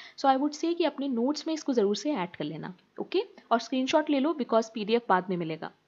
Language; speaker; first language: Hindi; native; Hindi